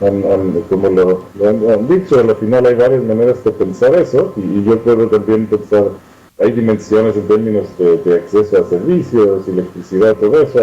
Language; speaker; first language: Spanish; non-native, fluent; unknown